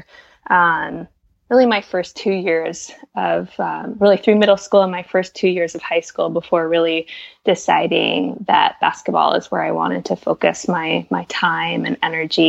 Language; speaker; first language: English; native; English